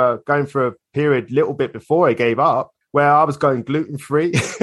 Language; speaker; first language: English; native; English